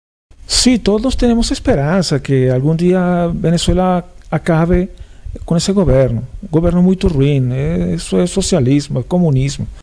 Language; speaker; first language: Portuguese; non-native, learner; Spanish